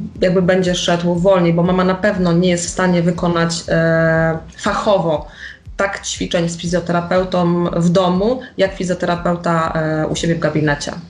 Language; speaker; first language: Polish; native; Polish